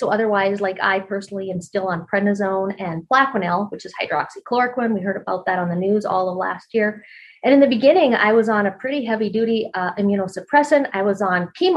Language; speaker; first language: English; native; English